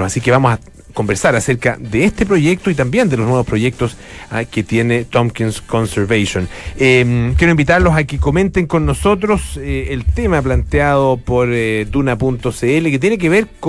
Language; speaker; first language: Spanish; native; Spanish